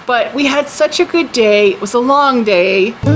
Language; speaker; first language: English; native; English